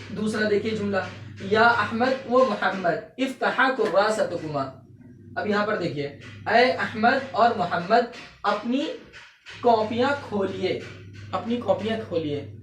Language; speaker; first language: Urdu; native; Urdu